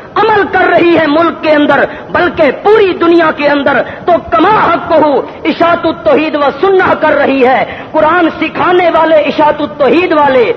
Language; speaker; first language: Urdu; non-native, local second language; Punjabi